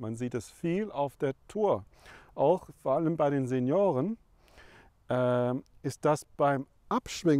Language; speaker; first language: German; non-native, fluent; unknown